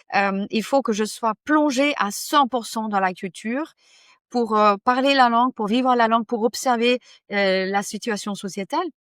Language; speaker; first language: French; non-native, fluent; German